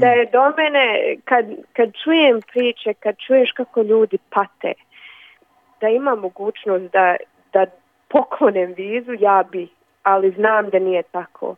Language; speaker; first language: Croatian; early bilingual, other home language; Bosnian